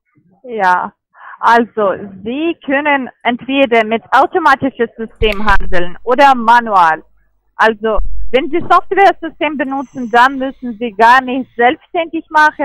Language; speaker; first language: German; non-native, learner; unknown